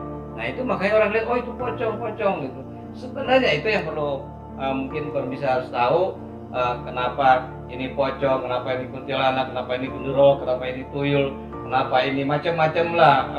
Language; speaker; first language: Indonesian; native; Indonesian